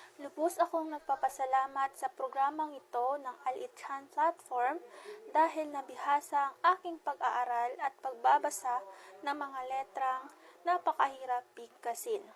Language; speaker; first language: Filipino; non-native, local second language; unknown